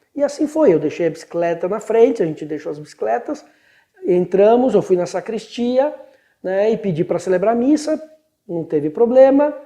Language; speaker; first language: Portuguese; native; Portuguese